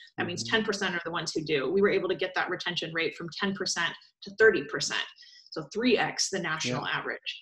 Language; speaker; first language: English; native; English